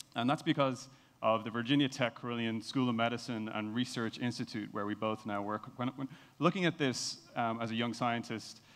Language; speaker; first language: English; native; English